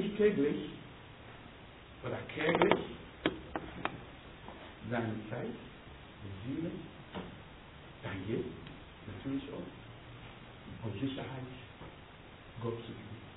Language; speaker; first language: German; non-native, learner; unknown